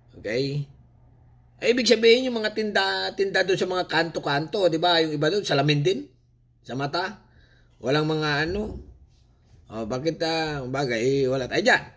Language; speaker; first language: Filipino; non-native, local second language; Cebuano